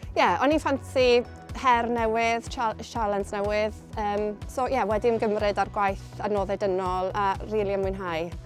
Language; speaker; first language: Welsh; native; Welsh